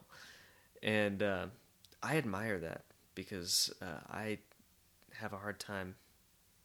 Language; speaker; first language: English; native; English